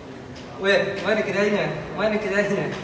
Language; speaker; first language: Indonesian; non-native, learner; Japanese